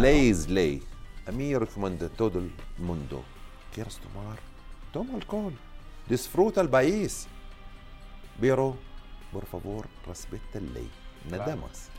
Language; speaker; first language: Spanish; non-native, learner; Arabic